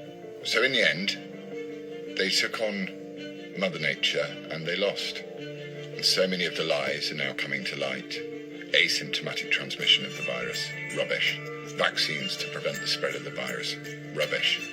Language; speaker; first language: English; native; English